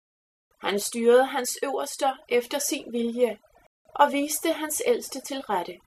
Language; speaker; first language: Danish; native; Danish